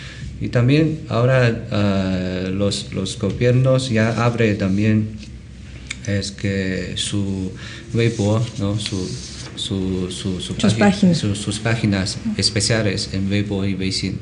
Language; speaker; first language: Spanish; non-native, learner; Chinese